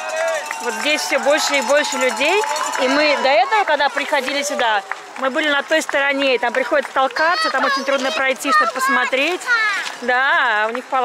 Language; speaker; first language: Russian; native; Russian